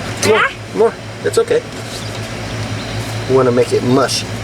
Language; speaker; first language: English; native; English